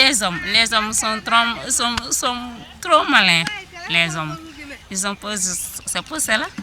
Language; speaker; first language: French; non-native, learner; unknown